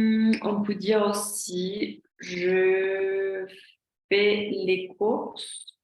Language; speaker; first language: French; non-native, fluent; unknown